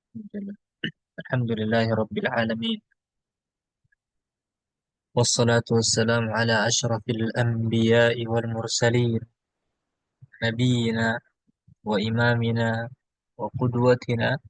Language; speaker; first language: Arabic; non-native, fluent; Indonesian